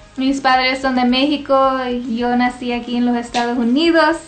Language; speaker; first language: Spanish; early bilingual, heritage; Spanish